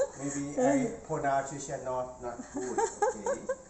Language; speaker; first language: English; non-native, learner; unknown